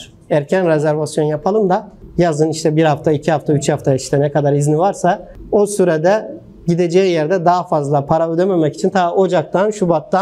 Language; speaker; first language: Turkish; native; Turkish